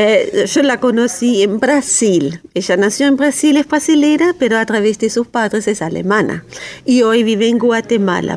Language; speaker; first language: Spanish; native; Spanish